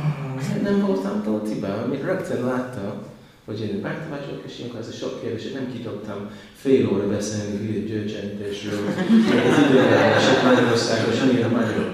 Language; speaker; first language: Hungarian; non-native, learner; English